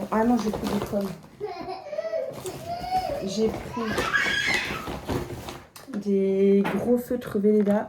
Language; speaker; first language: French; native; French